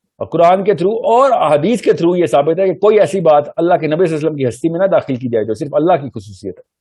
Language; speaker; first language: Urdu; early bilingual, heritage; Urdu